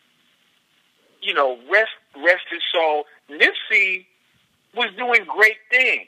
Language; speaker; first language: English; native; English